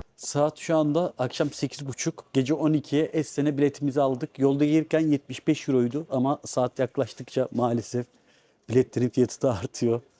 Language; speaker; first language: Turkish; early bilingual, heritage; Turkish